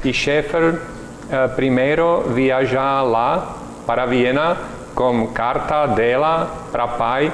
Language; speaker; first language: Portuguese; non-native, learner; Czech